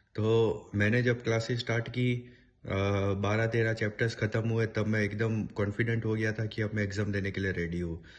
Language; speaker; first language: Hindi; native; Hindi